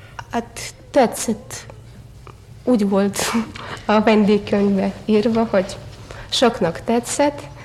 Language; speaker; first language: Hungarian; non-native, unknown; Russian